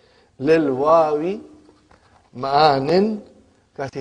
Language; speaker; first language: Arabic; non-native, fluent; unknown